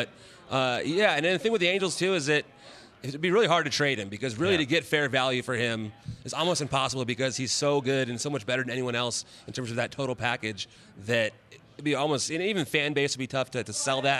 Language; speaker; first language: English; native; English